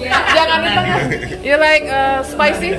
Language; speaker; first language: English; non-native, learner; Indonesian